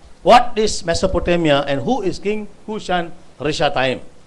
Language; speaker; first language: English; non-native, local second language; Tamil